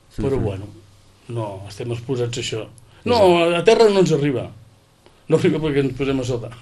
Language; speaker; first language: Catalan; native; Catalan